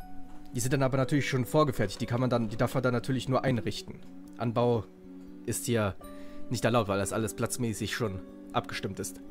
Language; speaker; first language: German; native; German